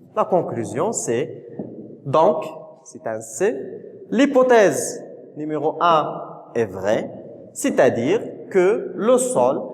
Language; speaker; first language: French; non-native, local second language; Arabic